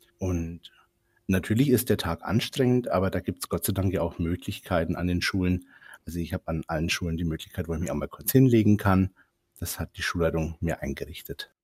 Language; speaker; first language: German; native; German